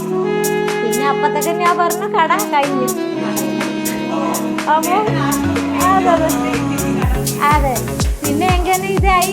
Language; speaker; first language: Malayalam; non-native, local second language; Bangla